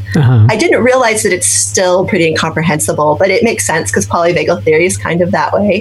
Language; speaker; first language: English; native; English